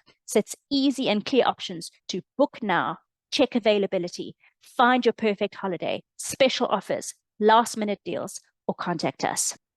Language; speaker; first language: English; native; English